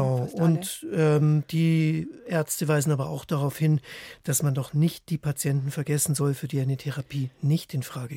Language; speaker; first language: German; native; German